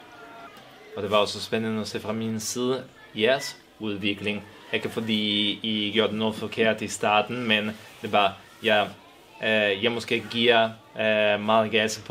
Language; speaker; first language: Danish; non-native, fluent; Italian